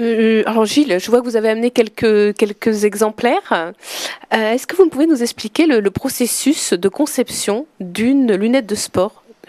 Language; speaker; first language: French; native; French